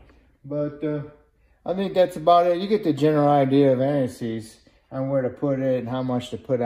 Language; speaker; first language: English; native; English